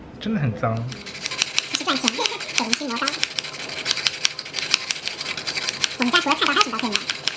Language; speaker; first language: Chinese; native; Chinese